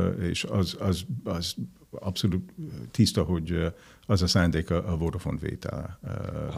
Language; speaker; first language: Hungarian; non-native, fluent; English